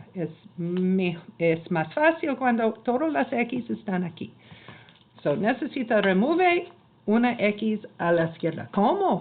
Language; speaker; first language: Spanish; non-native, learner; English